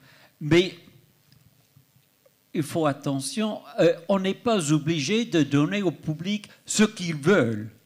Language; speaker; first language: French; non-native, fluent; English